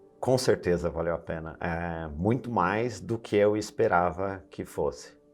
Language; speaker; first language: Portuguese; native; Portuguese